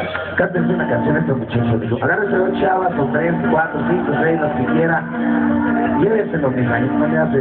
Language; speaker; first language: Spanish; native; Spanish